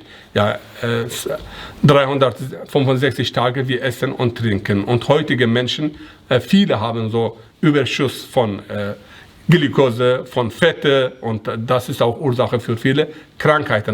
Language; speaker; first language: German; non-native, learner; Persian